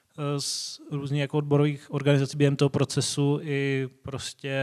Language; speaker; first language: Czech; native; Czech